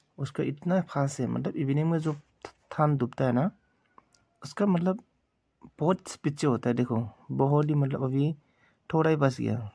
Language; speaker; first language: Hindi; non-native, local second language; Bodo